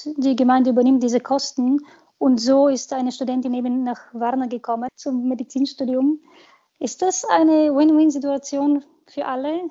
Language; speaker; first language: German; non-native, fluent; Bulgarian